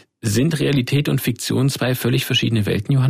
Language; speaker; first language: German; native; German